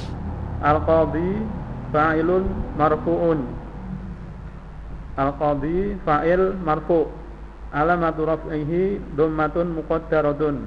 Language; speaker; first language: Arabic; non-native, learner; Indonesian